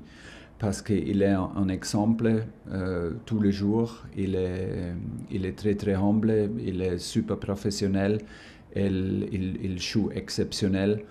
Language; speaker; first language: French; non-native, learner; German